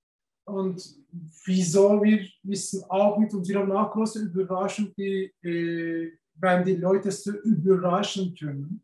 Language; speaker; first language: German; non-native, learner; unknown